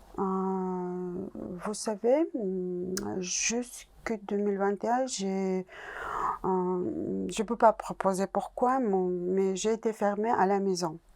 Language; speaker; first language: French; non-native, learner; Russian